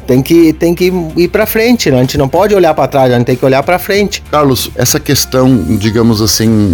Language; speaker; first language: Portuguese; native; Portuguese